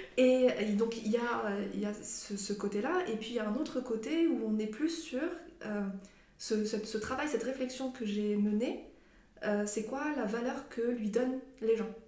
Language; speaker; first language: French; non-native, local second language; Arabic